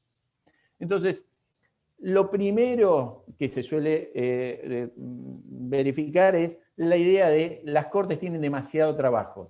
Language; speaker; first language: Spanish; native; Spanish